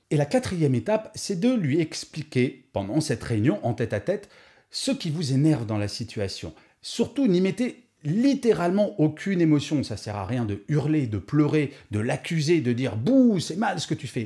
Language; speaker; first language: French; native; French